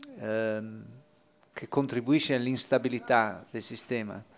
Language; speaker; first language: Italian; native; Italian